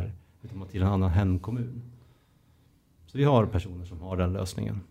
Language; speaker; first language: Swedish; native; Swedish